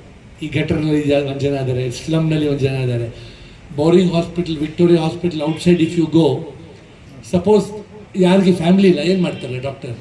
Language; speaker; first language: Kannada; non-native, local second language; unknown